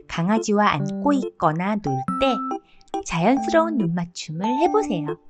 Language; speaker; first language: Korean; native; Korean